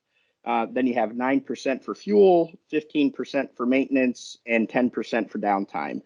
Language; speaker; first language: English; native; English